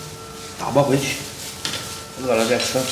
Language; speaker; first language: Chinese; native; Chinese